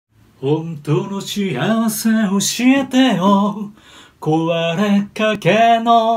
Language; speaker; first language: Japanese; native; Japanese